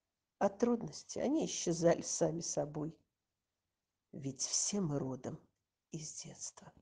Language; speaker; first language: Russian; native; Russian